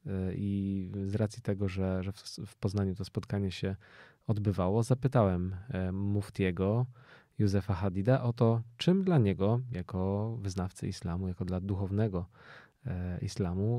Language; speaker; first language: Polish; native; Polish